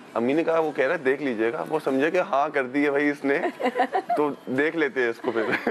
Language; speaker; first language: Urdu; native; Urdu